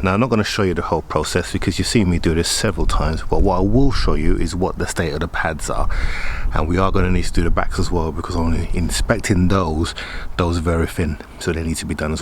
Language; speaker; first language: English; native; English